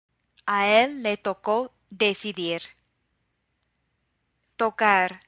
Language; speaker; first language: Spanish; non-native, fluent; English